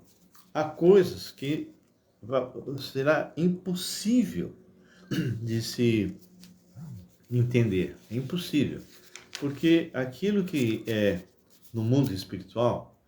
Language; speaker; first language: Portuguese; native; Portuguese